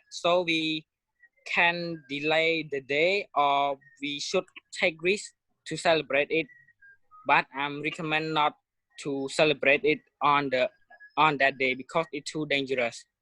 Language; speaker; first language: English; non-native, learner; Khmer